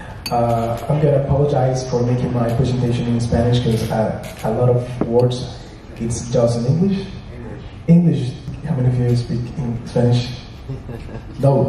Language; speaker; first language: English; non-native, learner; Spanish